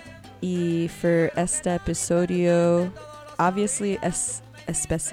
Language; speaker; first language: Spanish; non-native, learner; English